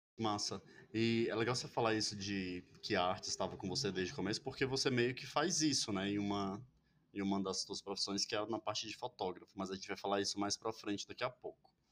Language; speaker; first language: Portuguese; native; Portuguese